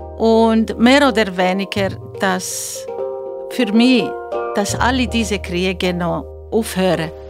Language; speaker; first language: German; non-native, fluent; Greek